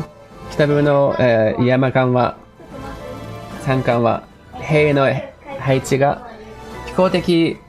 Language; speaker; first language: Japanese; non-native, fluent; English